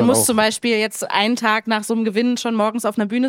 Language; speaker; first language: German; native; German